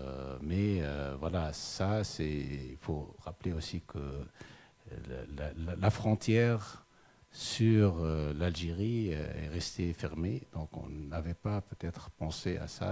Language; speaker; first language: French; non-native, local second language; Arabic